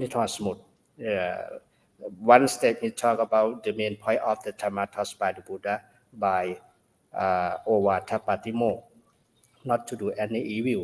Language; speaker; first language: English; non-native, learner; Thai